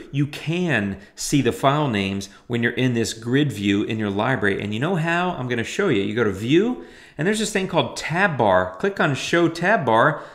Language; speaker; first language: English; native; English